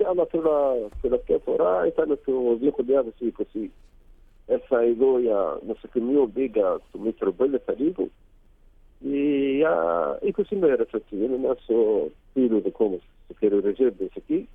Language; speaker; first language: Greek; non-native, learner; Arabic